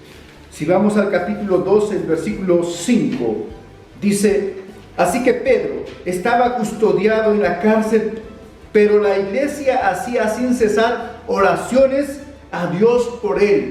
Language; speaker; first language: Spanish; native; Spanish